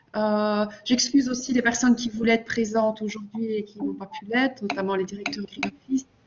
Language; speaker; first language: French; native; French